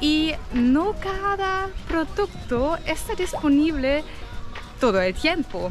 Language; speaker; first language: Spanish; non-native, fluent; German